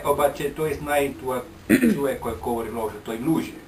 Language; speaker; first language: Bulgarian; non-native, learner; Finnish